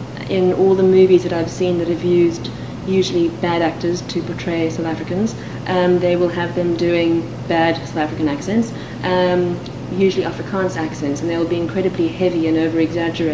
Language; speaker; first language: English; native; English